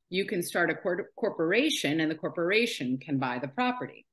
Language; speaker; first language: English; native; English